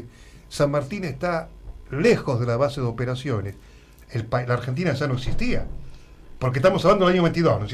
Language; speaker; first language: Spanish; native; Spanish